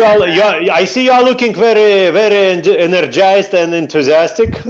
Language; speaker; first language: English; non-native, fluent; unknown